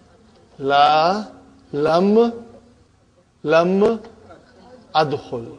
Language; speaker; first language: Arabic; non-native, learner; Urdu